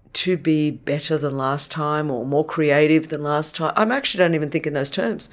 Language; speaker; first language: English; non-native, local second language; Greek